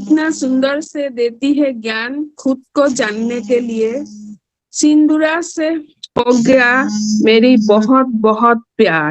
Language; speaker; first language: Hindi; non-native, local second language; Assamese